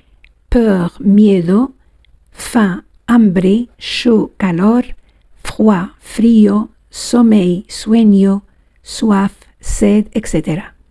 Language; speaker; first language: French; non-native, fluent; Spanish